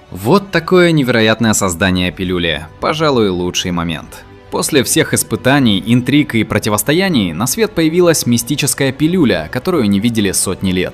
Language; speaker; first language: Russian; native; Russian